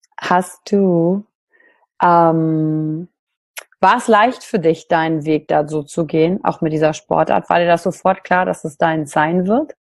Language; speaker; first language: German; native; German